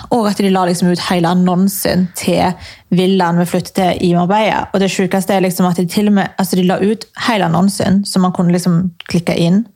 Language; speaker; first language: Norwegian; early bilingual, other home language; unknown